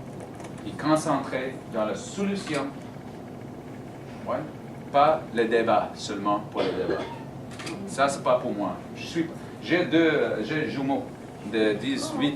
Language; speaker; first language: French; non-native, learner; English